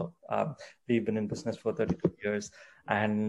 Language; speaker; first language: English; non-native, local second language; Tamil